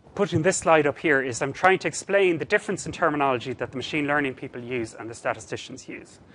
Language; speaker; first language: English; native; English